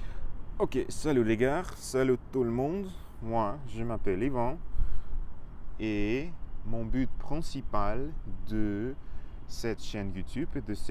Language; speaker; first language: French; non-native, fluent; Russian